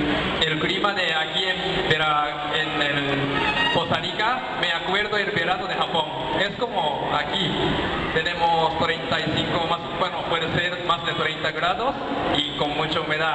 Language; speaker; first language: Spanish; non-native, learner; Japanese